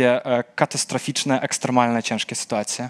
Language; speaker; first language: Polish; non-native, fluent; Ukrainian